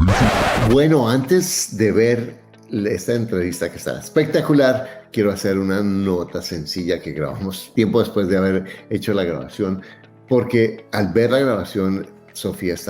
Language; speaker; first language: Spanish; native; Spanish